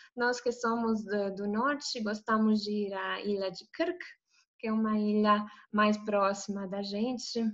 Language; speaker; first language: Portuguese; non-native, fluent; Croatian